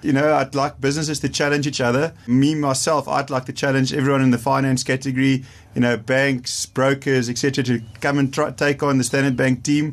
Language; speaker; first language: English; non-native, local second language; Afrikaans